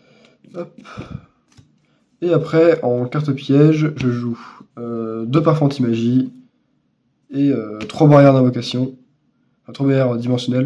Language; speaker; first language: French; native; French